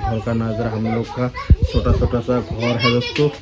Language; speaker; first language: Hindi; non-native, local second language; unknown